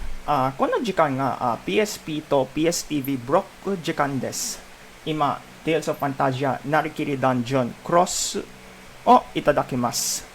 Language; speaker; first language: Japanese; non-native, learner; Filipino